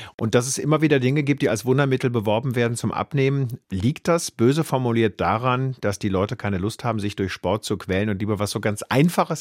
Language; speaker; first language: German; native; German